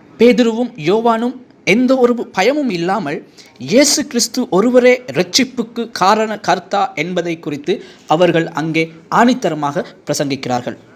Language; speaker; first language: Tamil; non-native, fluent; English